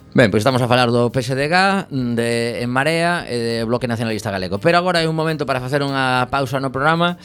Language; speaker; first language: Galician; native; Galician